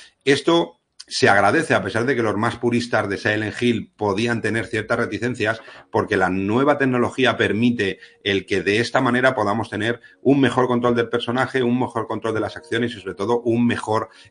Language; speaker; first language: Spanish; native; Spanish